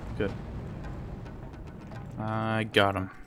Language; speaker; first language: English; native; English